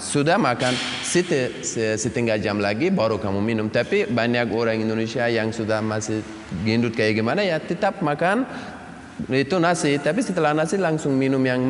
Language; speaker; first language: Indonesian; non-native, learner; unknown